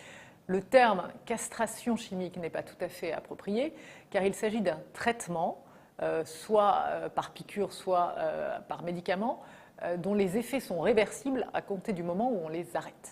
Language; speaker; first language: French; native; French